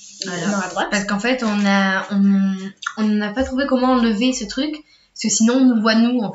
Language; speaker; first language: French; native; French